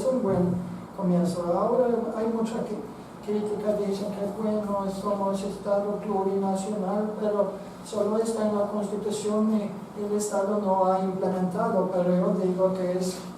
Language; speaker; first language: Spanish; non-native, fluent; Swedish